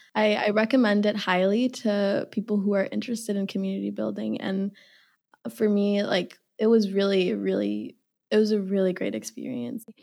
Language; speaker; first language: English; early bilingual, other home language; Somali